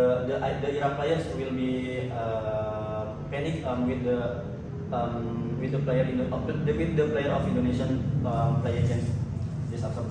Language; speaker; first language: English; non-native, learner; Indonesian